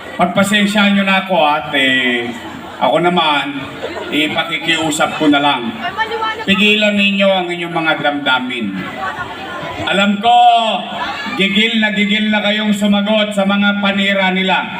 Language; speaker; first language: Filipino; native; Filipino